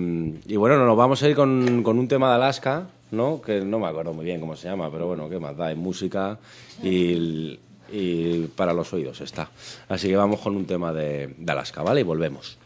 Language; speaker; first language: Spanish; native; Spanish